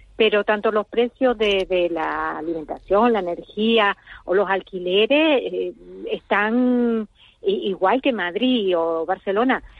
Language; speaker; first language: Spanish; native; Spanish